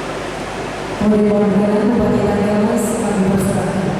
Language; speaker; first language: Indonesian; native; Indonesian